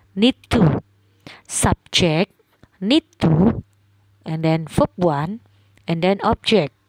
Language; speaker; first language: English; non-native, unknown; Indonesian